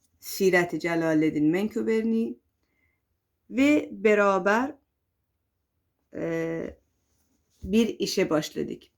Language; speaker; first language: Turkish; non-native, fluent; Persian